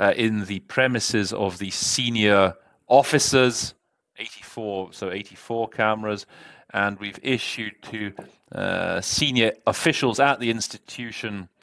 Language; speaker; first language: English; native; English